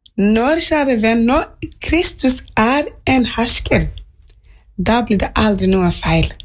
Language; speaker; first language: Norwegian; non-native, fluent; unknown